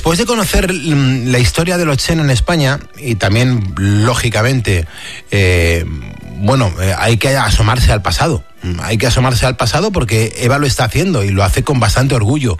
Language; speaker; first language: Spanish; native; Spanish